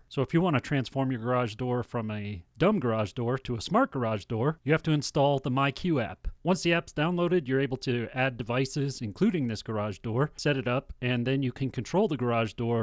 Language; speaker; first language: English; native; English